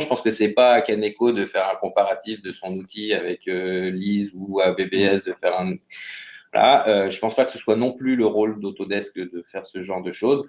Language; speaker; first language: French; native; French